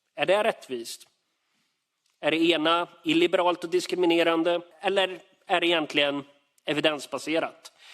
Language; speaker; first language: Swedish; native; Swedish